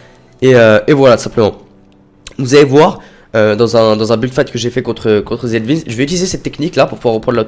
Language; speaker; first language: French; native; French